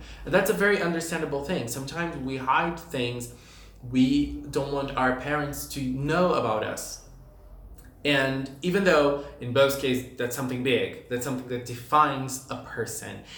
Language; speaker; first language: English; non-native, fluent; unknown